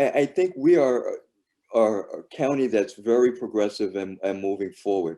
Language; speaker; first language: English; native; English